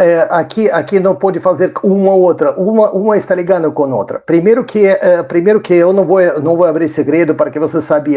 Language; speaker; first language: Portuguese; non-native, fluent; Russian